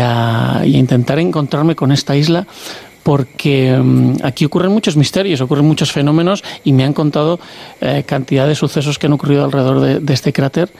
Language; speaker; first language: Spanish; native; Spanish